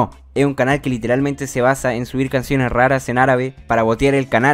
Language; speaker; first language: Spanish; native; Spanish